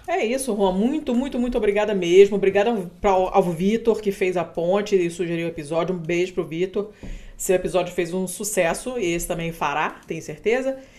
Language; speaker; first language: Portuguese; native; Portuguese